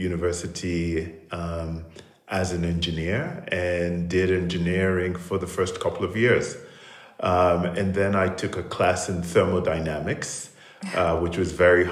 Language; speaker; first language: English; non-native, local second language; Krio